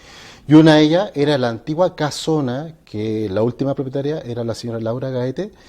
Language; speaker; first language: Spanish; native; Spanish